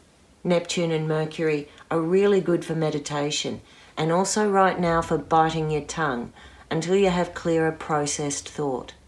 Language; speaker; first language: English; native; English